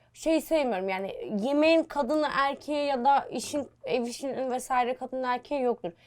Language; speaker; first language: Turkish; native; Turkish